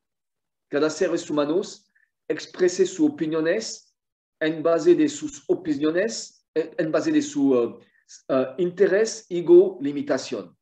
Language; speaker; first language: Spanish; non-native, fluent; French